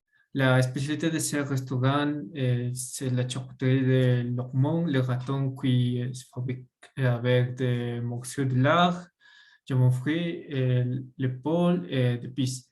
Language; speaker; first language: French; non-native, learner; Spanish